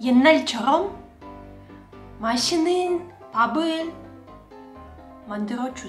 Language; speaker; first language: Korean; non-native, learner; Russian